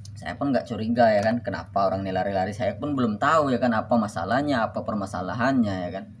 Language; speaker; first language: Indonesian; native; Indonesian